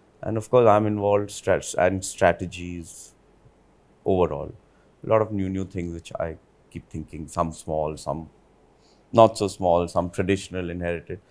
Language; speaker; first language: English; non-native, local second language; Hindi